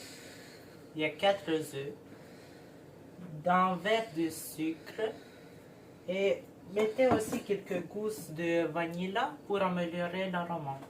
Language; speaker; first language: French; non-native, learner; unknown